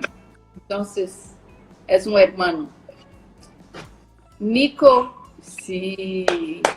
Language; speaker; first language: Spanish; non-native, learner; Portuguese